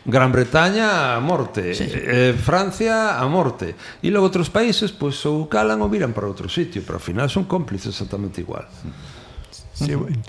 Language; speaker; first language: Galician; non-native, local second language; Spanish